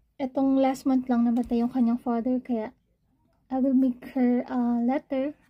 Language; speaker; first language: English; non-native, local second language; Filipino